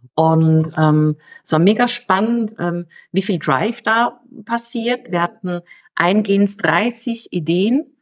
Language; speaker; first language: German; early bilingual, other home language; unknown